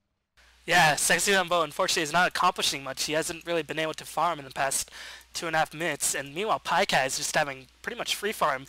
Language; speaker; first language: English; native; English